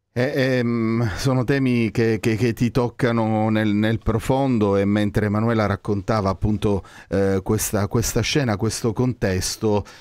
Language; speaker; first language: Italian; native; Italian